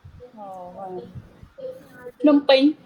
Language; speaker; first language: English; non-native, learner; Khmer